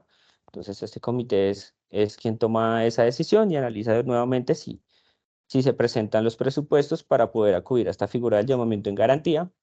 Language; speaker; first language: Spanish; native; Spanish